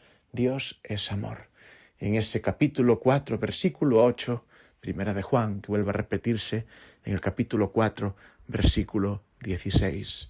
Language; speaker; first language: Spanish; native; Spanish